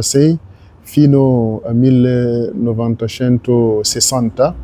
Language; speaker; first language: Italian; non-native, learner; French